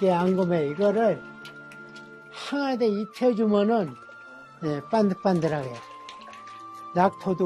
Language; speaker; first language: Korean; native; Korean